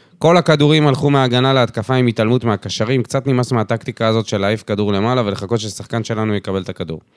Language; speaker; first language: Hebrew; native; Hebrew